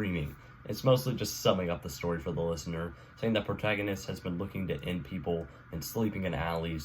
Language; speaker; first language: English; native; English